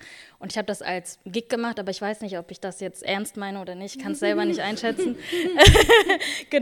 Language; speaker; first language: German; native; German